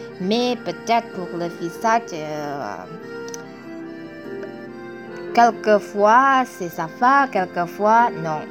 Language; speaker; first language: French; non-native, learner; Indonesian